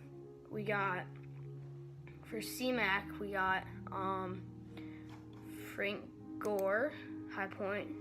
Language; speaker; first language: English; native; English